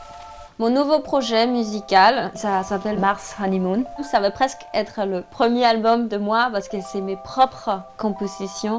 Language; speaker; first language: French; non-native, fluent; Danish